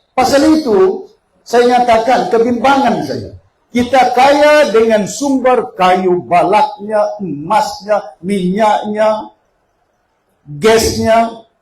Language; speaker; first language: Malay; native; Malay